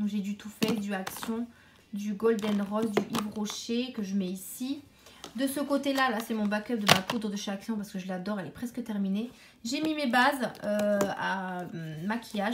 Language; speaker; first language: French; native; French